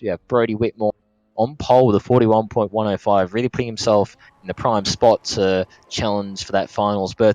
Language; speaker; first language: English; native; English